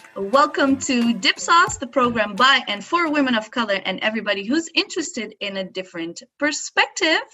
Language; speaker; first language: English; non-native, fluent; Arabic